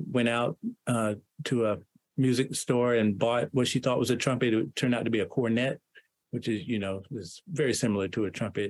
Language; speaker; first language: English; native; English